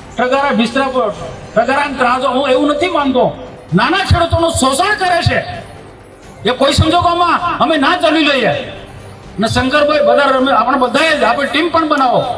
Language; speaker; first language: Gujarati; non-native, local second language; Vasavi